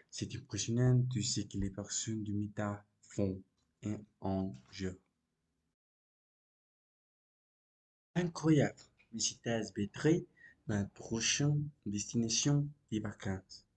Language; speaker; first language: French; non-native, learner; Spanish